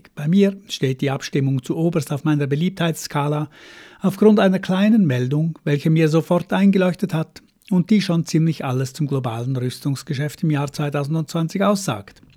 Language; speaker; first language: German; native; German